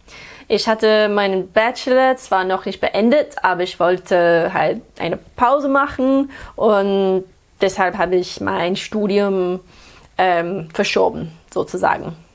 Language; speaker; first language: German; non-native, fluent; English